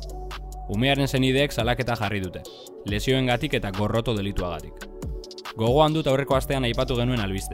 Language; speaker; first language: Basque; native; Basque